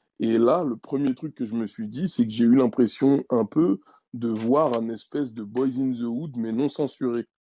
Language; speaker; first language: French; native; French